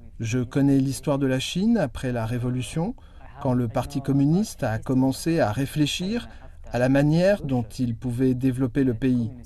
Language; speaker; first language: French; non-native, local second language; Kinyarwanda